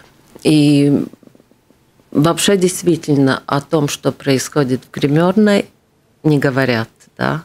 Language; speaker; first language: Russian; non-native, local second language; Latvian